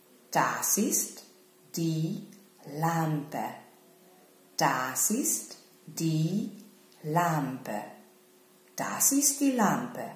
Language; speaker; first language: German; non-native, fluent; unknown